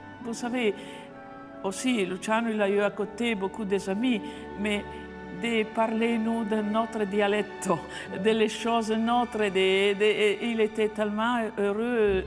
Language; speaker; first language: French; non-native, fluent; Italian